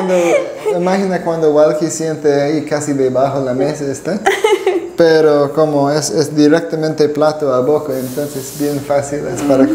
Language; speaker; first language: Spanish; non-native, learner; English